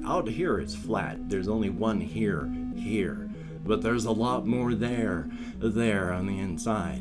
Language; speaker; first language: English; native; English